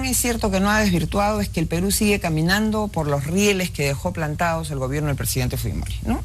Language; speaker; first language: Spanish; native; Spanish